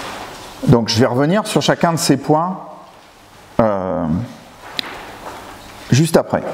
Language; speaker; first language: French; native; French